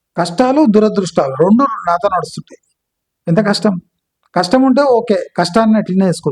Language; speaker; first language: Telugu; non-native, local second language; Kannada